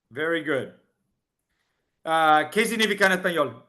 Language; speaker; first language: Spanish; non-native, fluent; English